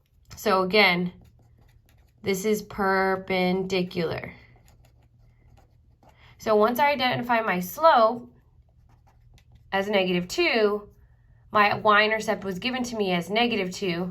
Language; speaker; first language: English; native; English